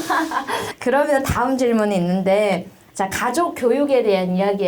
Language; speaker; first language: Korean; native; Korean